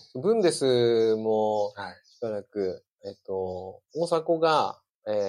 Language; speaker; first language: Japanese; native; Japanese